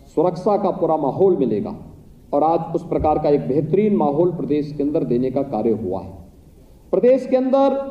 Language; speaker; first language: Hindi; native; Hindi